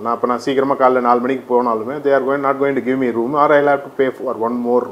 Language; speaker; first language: Tamil; native; Tamil